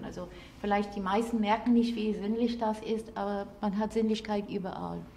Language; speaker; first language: German; non-native, fluent; English